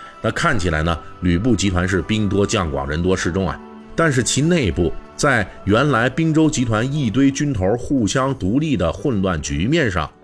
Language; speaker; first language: Chinese; native; Chinese